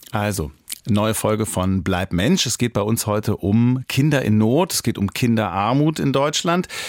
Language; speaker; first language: German; native; German